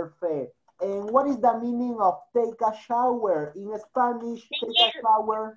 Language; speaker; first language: English; non-native, fluent; Spanish